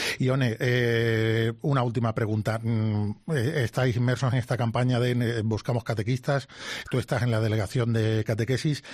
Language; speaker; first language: Spanish; native; Spanish